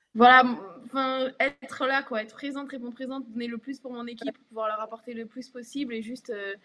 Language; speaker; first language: French; native; French